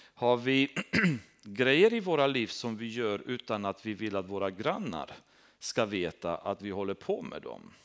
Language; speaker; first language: Swedish; non-native, fluent; Romanian